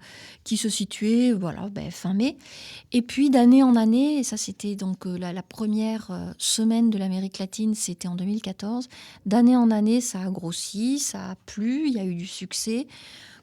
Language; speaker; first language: French; native; French